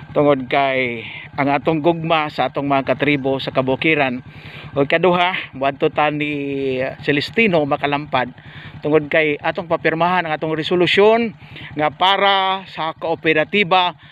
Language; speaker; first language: Cebuano; non-native, local second language; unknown